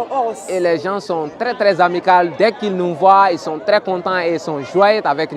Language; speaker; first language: French; non-native, learner; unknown